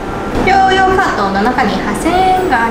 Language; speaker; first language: Japanese; non-native, learner; Chinese